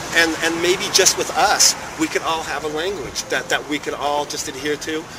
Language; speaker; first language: English; native; English